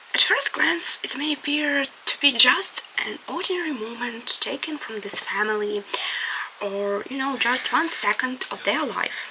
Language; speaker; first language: English; non-native, fluent; Ukrainian